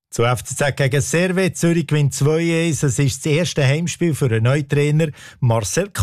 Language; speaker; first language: German; native; German